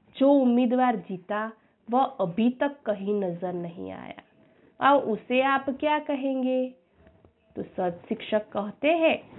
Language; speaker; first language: Hindi; non-native, local second language; Gujarati